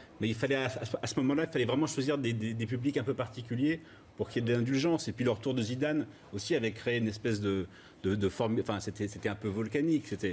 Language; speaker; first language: French; native; French